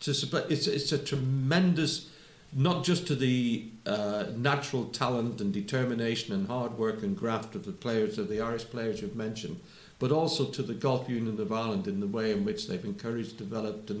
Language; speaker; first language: English; native; English